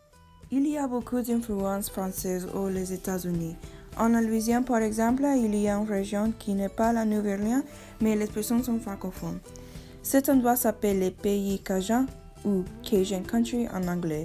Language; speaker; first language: French; non-native, learner; English